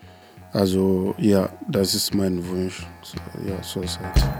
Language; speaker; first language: German; non-native, learner; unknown